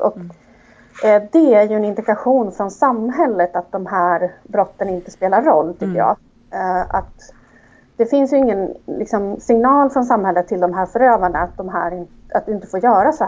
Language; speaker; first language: Swedish; native; Swedish